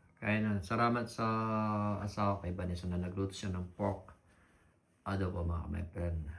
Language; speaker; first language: Filipino; native; Filipino